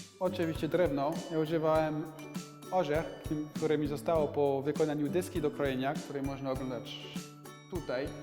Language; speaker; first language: Polish; non-native, learner; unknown